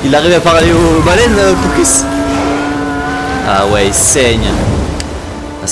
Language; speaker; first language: French; native; French